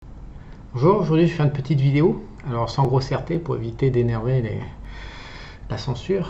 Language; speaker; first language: French; native; French